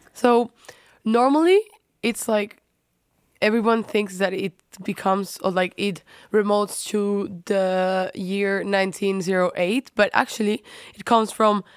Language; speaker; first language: English; non-native, fluent; Spanish